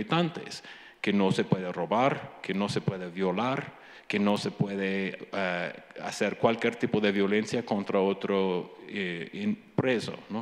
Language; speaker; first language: Spanish; non-native, fluent; English